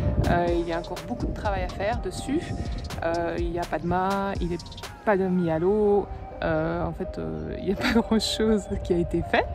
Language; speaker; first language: French; native; French